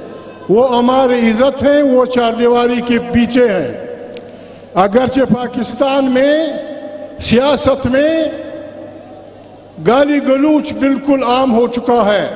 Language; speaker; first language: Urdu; non-native, local second language; Pashto